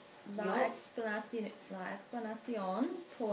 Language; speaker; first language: Spanish; non-native, learner; English